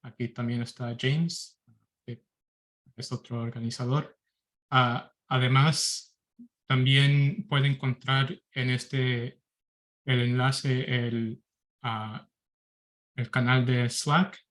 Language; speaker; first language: Spanish; early bilingual, heritage; Spanish